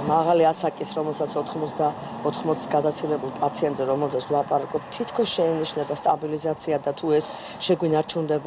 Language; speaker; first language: Georgian; native; Georgian